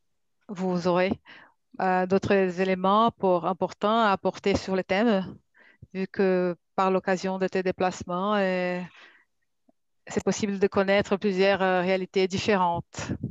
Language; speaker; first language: French; non-native, fluent; Portuguese